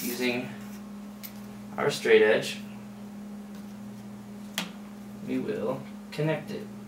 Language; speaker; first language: English; native; English